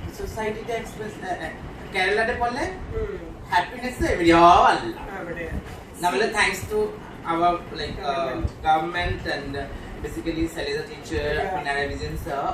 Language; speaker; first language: Malayalam; non-native, learner; Assamese